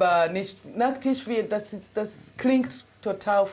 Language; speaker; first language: German; non-native, learner; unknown